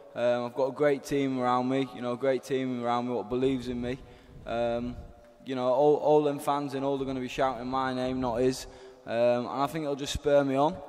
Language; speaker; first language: English; native; English